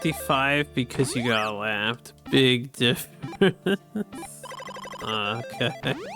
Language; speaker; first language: English; native; English